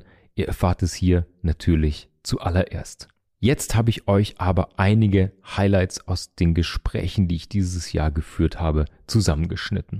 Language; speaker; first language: German; native; German